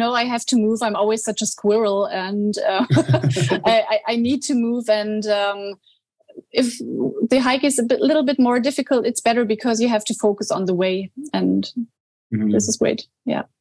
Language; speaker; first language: English; non-native, fluent; German